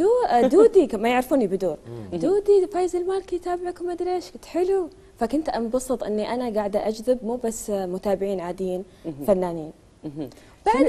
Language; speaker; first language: Arabic; native; Arabic